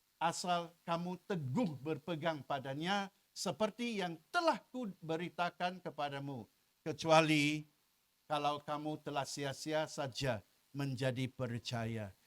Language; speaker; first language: Malay; non-native, local second language; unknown